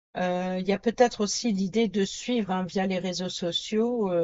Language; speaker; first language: French; native; French